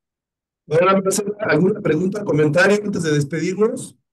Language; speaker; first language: Spanish; native; Spanish